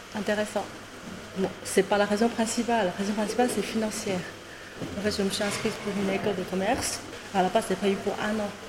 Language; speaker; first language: French; non-native, fluent; Chinese